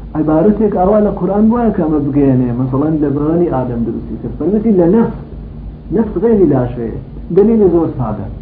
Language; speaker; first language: Central Kurdish; native; Central Kurdish